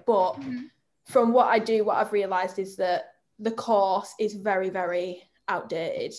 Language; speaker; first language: English; native; English